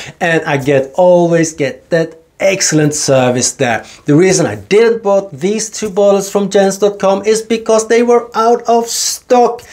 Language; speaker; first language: English; non-native, fluent; Swedish